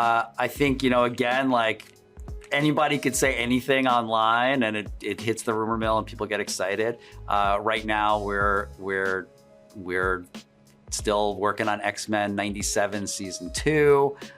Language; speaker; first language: English; native; English